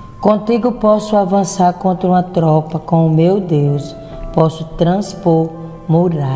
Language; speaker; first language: Portuguese; native; Portuguese